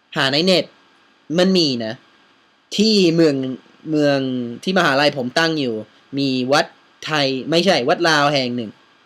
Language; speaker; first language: Thai; non-native, fluent; English